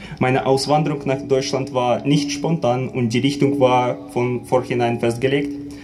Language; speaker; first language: German; non-native, fluent; Ukrainian